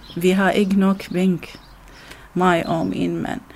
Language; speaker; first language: Danish; non-native, learner; Arabic